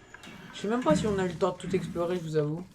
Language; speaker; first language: French; native; French